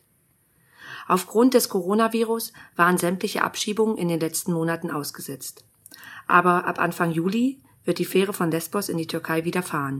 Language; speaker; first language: German; native; German